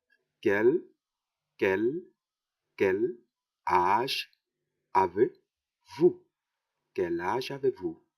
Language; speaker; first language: French; non-native, fluent; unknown